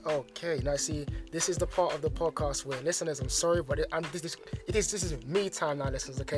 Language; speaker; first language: English; native; English